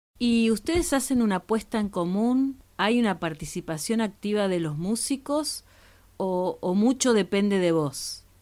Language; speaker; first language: Spanish; native; Spanish